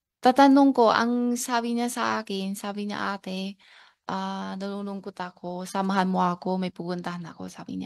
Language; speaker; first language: Filipino; non-native, learner; Chinese